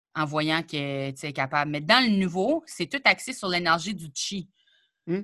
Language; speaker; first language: French; native; French